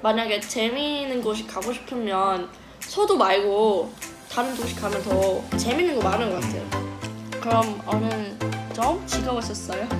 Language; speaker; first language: Korean; non-native, learner; Chinese